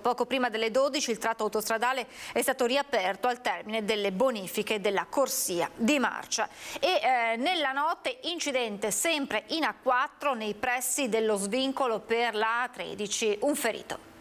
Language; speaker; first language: Italian; native; Italian